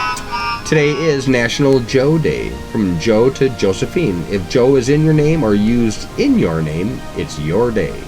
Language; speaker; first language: English; native; English